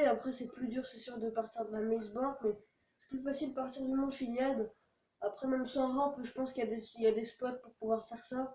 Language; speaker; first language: French; native; French